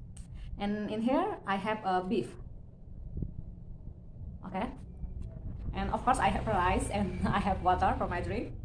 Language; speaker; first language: English; non-native, learner; Indonesian